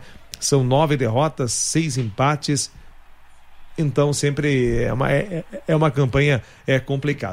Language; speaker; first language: Portuguese; native; Portuguese